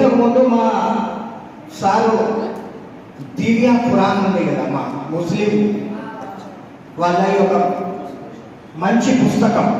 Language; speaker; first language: Telugu; non-native, local second language; Urdu